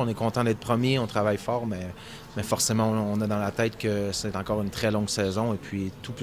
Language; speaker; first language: French; native; French